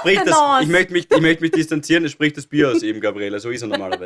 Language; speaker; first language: German; native; German